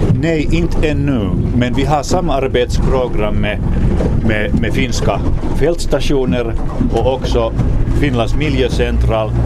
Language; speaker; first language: Swedish; non-native, local second language; Finnish